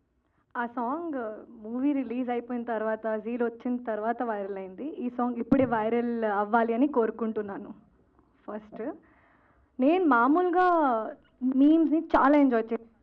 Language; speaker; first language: Telugu; non-native, learner; Hindi